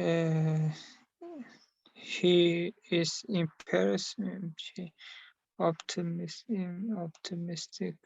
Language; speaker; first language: English; non-native, learner; Turkish